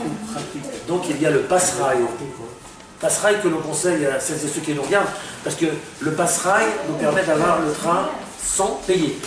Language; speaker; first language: French; native; French